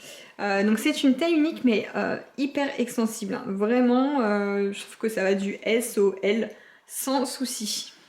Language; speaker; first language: French; native; French